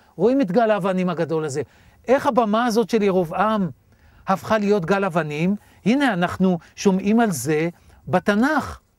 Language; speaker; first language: Hebrew; native; Hebrew